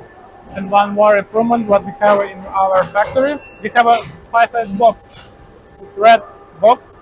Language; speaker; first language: English; non-native, learner; Ukrainian